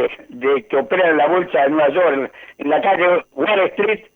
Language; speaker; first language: Spanish; native; Spanish